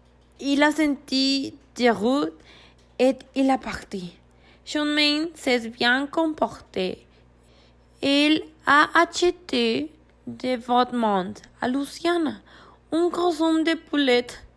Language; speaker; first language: French; non-native, learner; Spanish